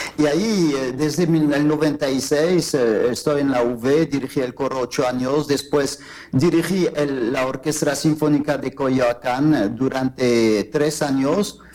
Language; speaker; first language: Spanish; non-native, fluent; French